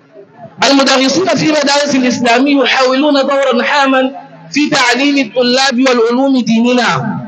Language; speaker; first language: Arabic; non-native, learner; Hausa